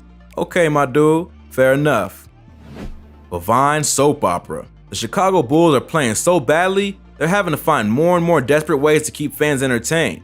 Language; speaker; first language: English; native; English